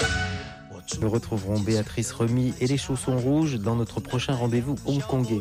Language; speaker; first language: French; native; French